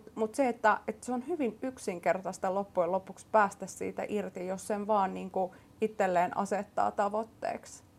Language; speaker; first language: Finnish; early bilingual, other home language; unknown